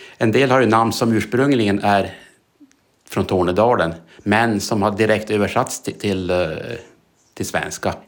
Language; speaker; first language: Swedish; native; Swedish